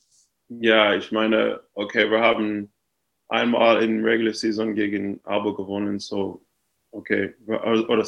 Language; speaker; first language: German; non-native, fluent; English